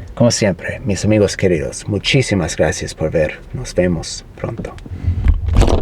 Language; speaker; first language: Spanish; non-native, fluent; English